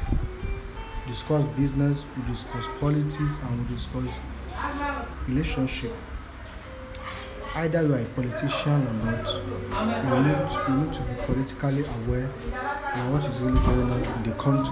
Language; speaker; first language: English; non-native, local second language; Yoruba